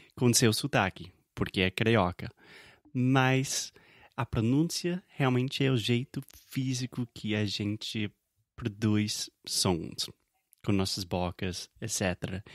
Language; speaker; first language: Portuguese; non-native, fluent; English